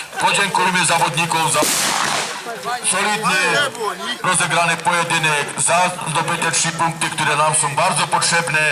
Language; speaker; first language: Polish; native; Polish